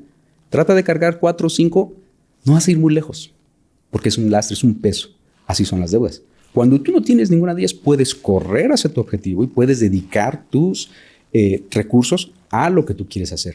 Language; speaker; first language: Spanish; native; Spanish